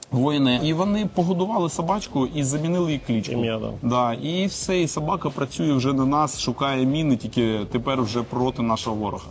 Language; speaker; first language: Ukrainian; non-native, local second language; Russian